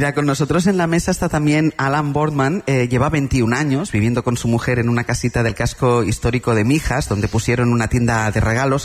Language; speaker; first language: Spanish; native; Spanish